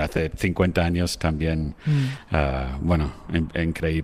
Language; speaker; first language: Spanish; non-native, fluent; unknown